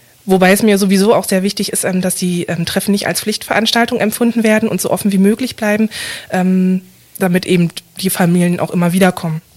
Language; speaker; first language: German; native; German